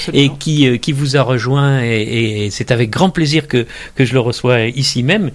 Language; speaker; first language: French; native; French